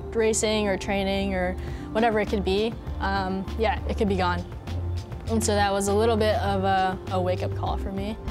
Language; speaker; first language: English; native; English